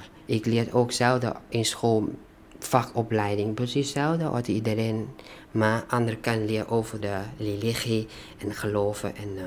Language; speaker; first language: Dutch; non-native, learner; Thai